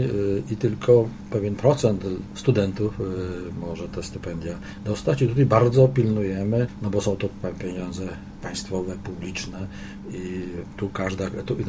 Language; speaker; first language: Polish; native; Polish